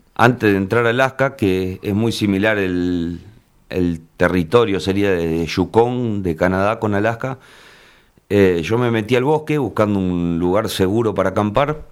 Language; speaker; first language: Spanish; native; Spanish